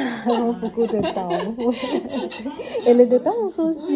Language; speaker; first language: French; non-native, learner; Vietnamese